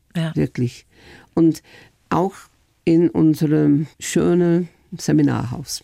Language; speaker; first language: German; non-native, fluent; English